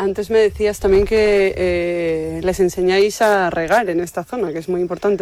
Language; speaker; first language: Spanish; native; Spanish